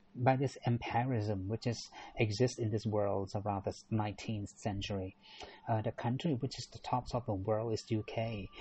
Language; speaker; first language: English; non-native, learner; Thai